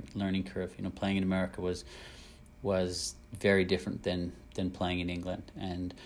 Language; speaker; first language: English; native; English